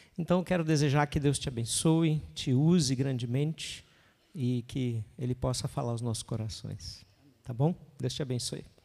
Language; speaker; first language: Portuguese; native; Portuguese